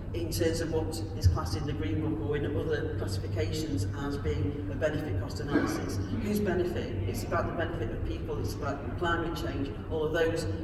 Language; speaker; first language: English; native; English